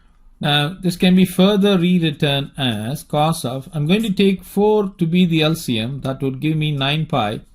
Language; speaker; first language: English; non-native, local second language; Tamil